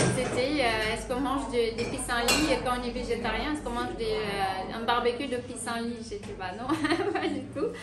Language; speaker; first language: French; non-native, fluent; Romanian